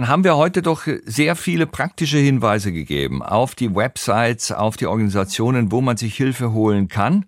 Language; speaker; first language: German; native; German